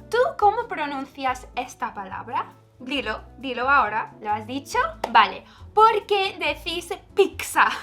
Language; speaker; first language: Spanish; non-native, fluent; English